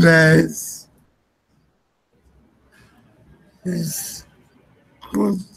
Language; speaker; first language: English; non-native, learner; Spanish